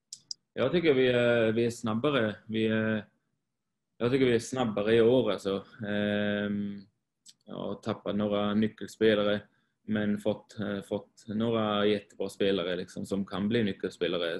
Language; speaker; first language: Swedish; non-native, fluent; Swiss German